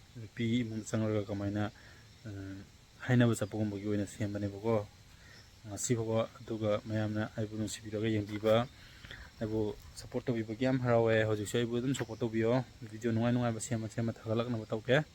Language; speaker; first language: Manipuri; non-native, local second language; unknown